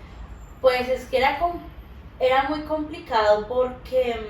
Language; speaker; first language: Spanish; native; Spanish